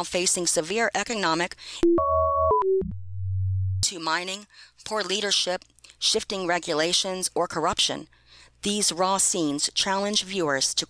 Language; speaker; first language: English; non-native, local second language; Iloko